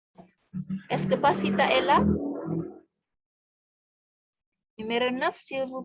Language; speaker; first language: French; non-native, fluent; Indonesian